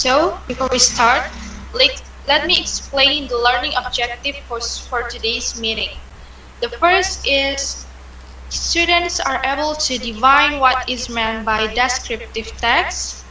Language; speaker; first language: English; non-native, learner; Indonesian